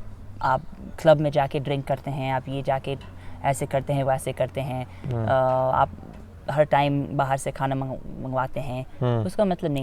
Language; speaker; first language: Hindi; non-native, fluent; English